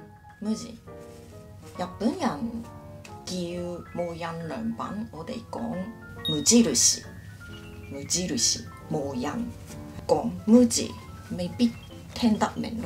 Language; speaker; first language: Cantonese; non-native, fluent; Japanese